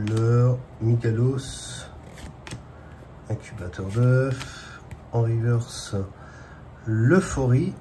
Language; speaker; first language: French; native; French